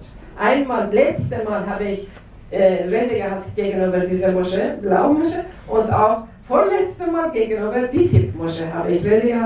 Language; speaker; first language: German; non-native, fluent; Persian